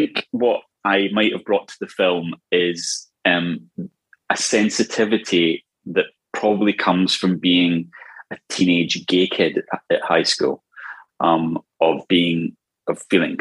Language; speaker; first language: English; native; English